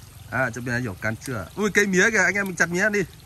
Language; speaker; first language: Chinese; non-native, fluent; Vietnamese